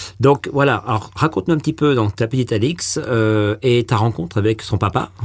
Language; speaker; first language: French; native; French